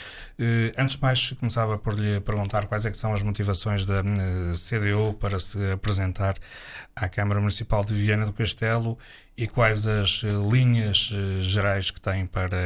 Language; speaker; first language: Portuguese; native; Portuguese